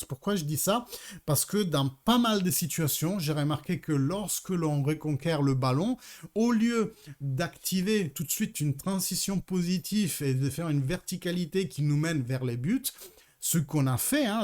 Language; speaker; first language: French; early bilingual, heritage; Italian